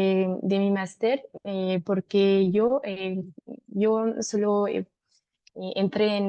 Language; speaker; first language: Spanish; non-native, fluent; French